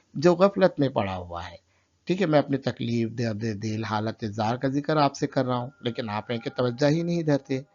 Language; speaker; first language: Urdu; native; Urdu